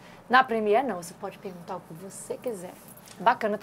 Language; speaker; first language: Portuguese; native; Portuguese